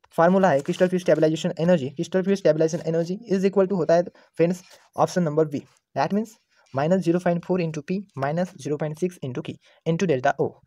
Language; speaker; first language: Hindi; non-native, local second language; Marathi